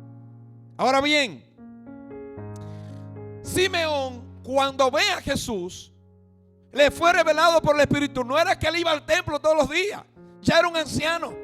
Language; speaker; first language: Spanish; native; Spanish